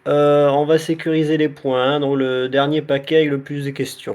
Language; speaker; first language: French; native; French